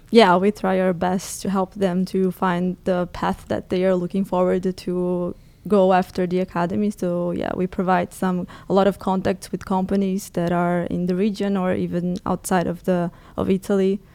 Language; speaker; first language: English; non-native, fluent; Portuguese